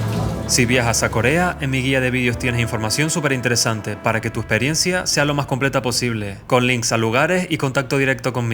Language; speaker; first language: Spanish; native; Spanish